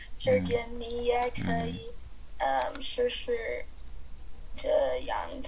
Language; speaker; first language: Chinese; non-native, learner; English